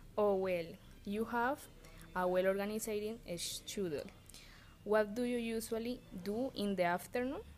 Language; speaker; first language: English; non-native, learner; Spanish